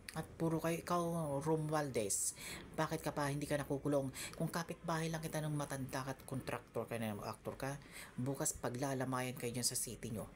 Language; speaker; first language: Filipino; non-native, local second language; Cebuano